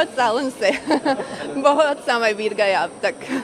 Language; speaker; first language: Hindi; non-native, fluent; Croatian